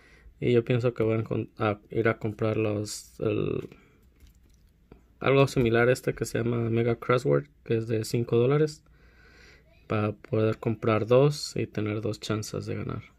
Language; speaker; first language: Spanish; early bilingual, heritage; Spanish